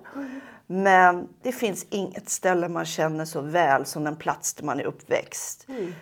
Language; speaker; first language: Swedish; native; Swedish